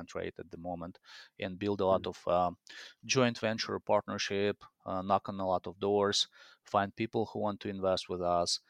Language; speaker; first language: English; non-native, fluent; Russian